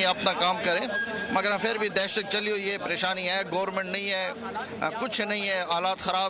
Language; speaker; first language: Hindi; non-native, fluent; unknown